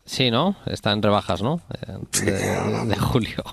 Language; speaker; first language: Spanish; native; Spanish